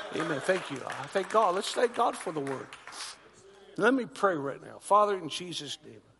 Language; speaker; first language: English; native; English